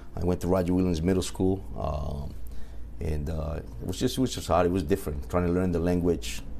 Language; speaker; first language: English; early bilingual, other home language; Spanish